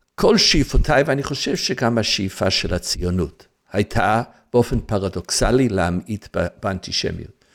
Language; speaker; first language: Hebrew; non-native, fluent; English